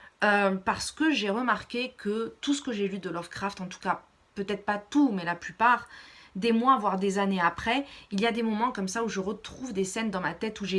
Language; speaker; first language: French; native; French